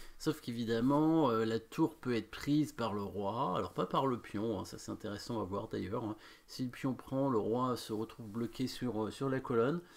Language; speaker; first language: French; native; French